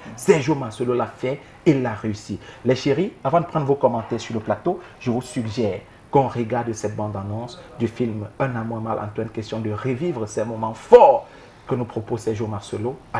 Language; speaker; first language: French; native; French